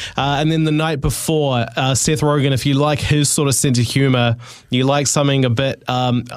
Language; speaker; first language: English; native; English